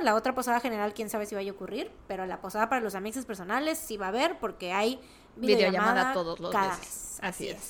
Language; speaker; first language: Spanish; native; Spanish